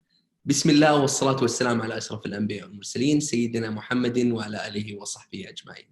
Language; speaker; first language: Arabic; native; Arabic